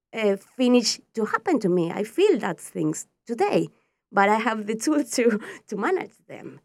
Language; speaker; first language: English; non-native, fluent; Spanish